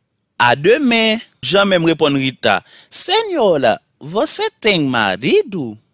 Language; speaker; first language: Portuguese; non-native, fluent; Haitian Creole